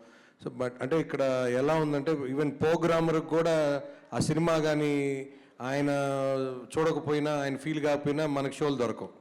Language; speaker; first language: Telugu; native; Telugu